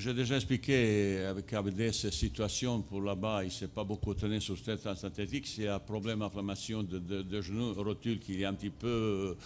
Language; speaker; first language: French; non-native, fluent; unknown